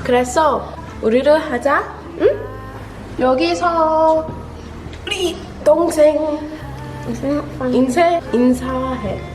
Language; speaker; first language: Korean; non-native, learner; English